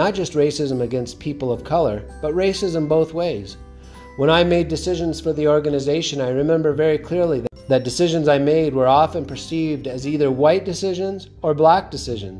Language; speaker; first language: English; native; English